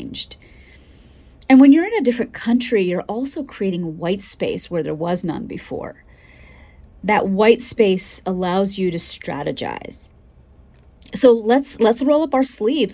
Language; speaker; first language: English; native; English